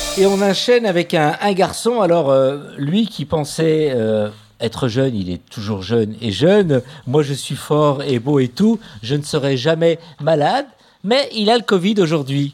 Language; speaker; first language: French; native; French